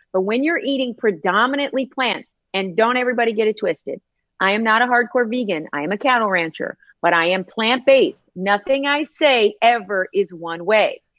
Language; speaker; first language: English; native; English